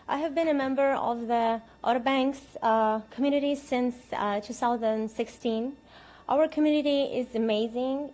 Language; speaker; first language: English; non-native, fluent; Ukrainian